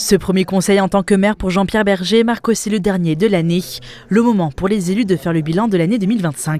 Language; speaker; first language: French; native; French